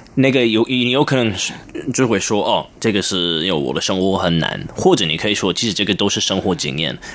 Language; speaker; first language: Chinese; non-native, learner; English